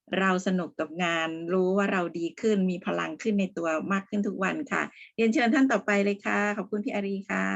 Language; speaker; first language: Thai; native; Thai